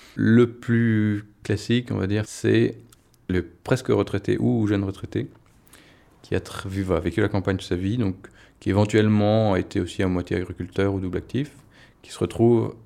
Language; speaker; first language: French; native; French